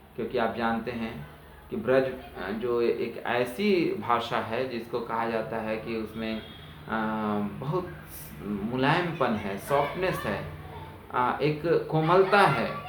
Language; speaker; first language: Hindi; native; Hindi